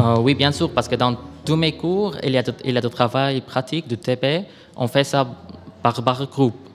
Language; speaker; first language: French; non-native, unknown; Arabic